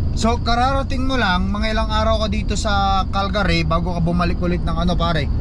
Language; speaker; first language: Filipino; non-native, local second language; Iloko